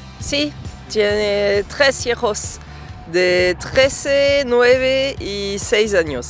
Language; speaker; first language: Spanish; non-native, learner; French